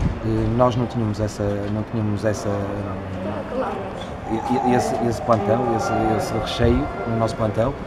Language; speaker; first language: Portuguese; native; Portuguese